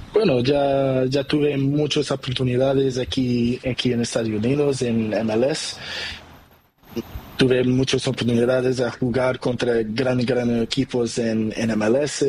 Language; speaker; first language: Spanish; non-native, learner; Portuguese